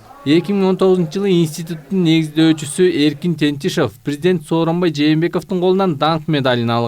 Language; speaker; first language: Kyrgyz; native; Kyrgyz